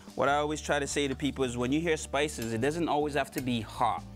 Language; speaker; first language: English; native; English